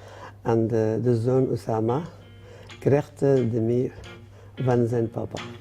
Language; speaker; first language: Dutch; non-native, learner; Arabic